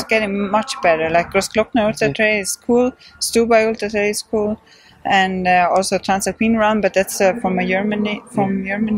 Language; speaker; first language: English; non-native, fluent; Swedish